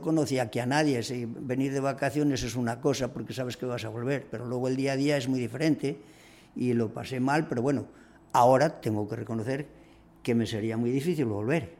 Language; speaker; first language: Spanish; native; Spanish